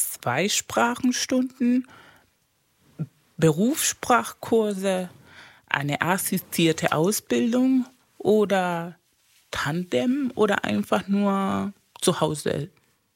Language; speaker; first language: German; non-native, fluent; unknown